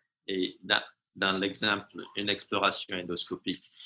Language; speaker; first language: French; non-native, fluent; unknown